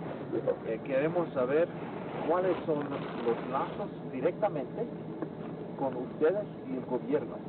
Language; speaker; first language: Spanish; non-native, fluent; English